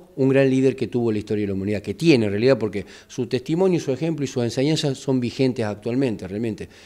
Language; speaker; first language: Spanish; native; Spanish